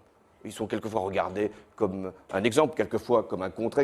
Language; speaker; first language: French; native; French